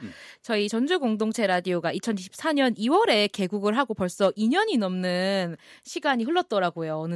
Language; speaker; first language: Korean; native; Korean